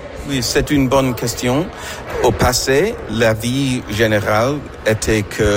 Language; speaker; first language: French; non-native, fluent; English